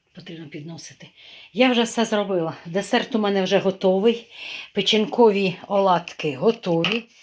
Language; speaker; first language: Ukrainian; non-native, local second language; Russian